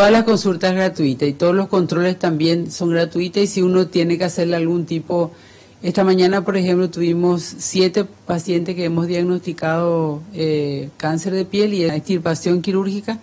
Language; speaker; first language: Spanish; native; Spanish